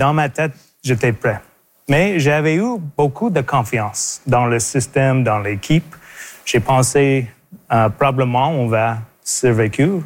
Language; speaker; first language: French; non-native, local second language; English